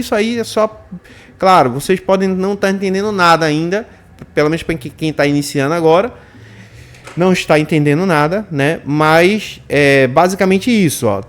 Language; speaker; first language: Portuguese; native; Portuguese